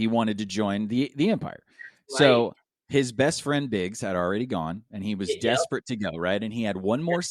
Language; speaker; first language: English; native; English